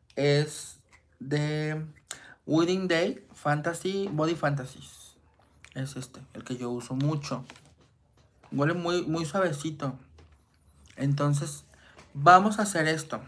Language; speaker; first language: Spanish; native; Spanish